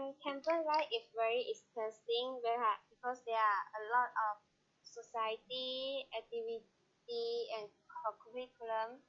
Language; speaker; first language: English; non-native, learner; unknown